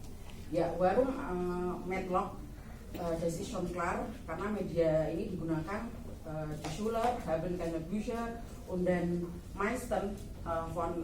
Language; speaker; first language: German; non-native, fluent; Indonesian